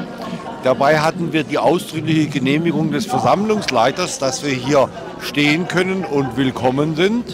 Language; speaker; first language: German; native; German